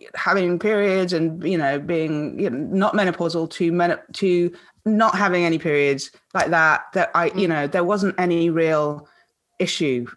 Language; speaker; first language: English; native; English